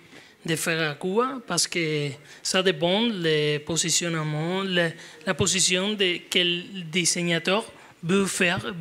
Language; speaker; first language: French; non-native, learner; Spanish